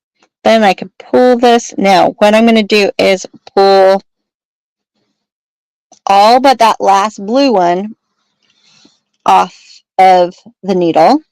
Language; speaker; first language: English; native; English